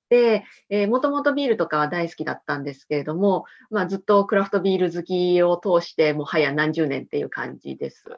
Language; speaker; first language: Japanese; native; Japanese